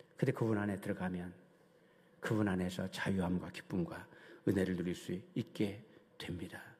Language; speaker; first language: Korean; native; Korean